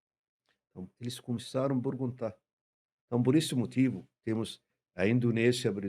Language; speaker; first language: Portuguese; non-native, fluent; Arabic